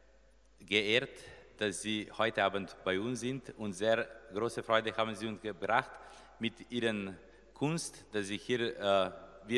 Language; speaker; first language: German; non-native, learner; Slovenian